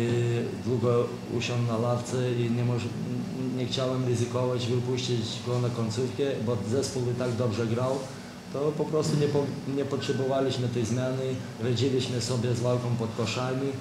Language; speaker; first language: Polish; non-native, fluent; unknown